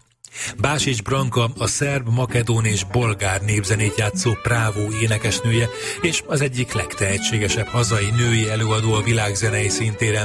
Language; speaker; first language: Hungarian; native; Hungarian